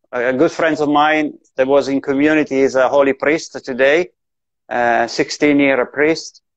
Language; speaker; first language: English; non-native, fluent; Italian